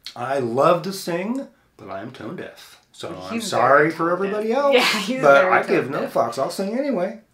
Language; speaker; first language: English; native; English